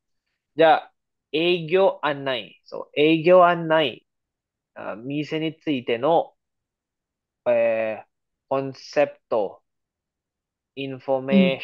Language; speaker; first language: Japanese; non-native, fluent; Filipino